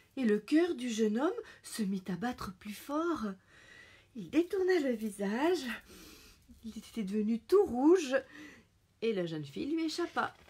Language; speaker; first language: French; native; French